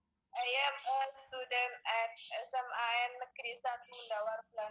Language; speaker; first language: English; non-native, learner; Indonesian